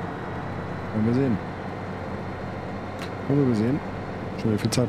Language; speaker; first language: German; native; German